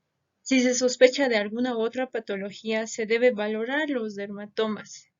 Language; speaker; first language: Spanish; native; Spanish